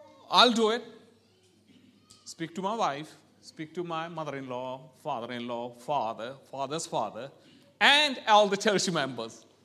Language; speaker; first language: English; non-native, local second language; Malayalam